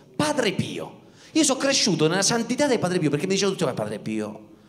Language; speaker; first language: Italian; native; Italian